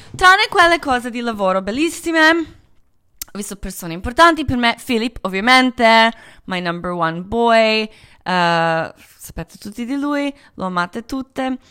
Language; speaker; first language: Italian; non-native, fluent; Croatian